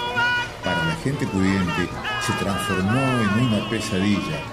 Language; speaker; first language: Spanish; native; Spanish